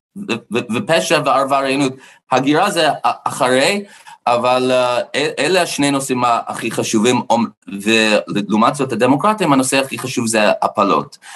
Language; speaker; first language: Hebrew; non-native, fluent; English